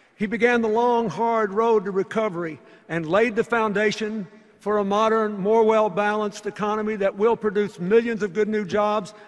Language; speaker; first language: English; native; English